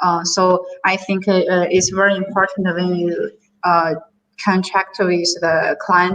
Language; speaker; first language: English; non-native, learner; Chinese